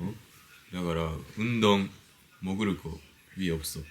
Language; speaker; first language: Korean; non-native, learner; Japanese